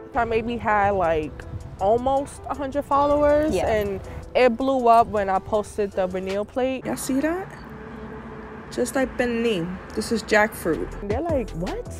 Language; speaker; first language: English; native; English